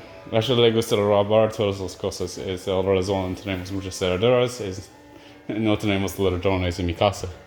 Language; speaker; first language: Spanish; non-native, learner; English